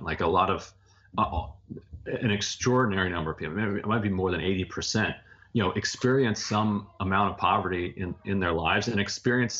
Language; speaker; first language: English; native; English